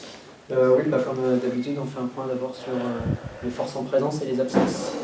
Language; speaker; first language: French; native; French